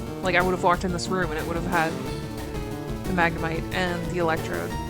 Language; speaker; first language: English; native; English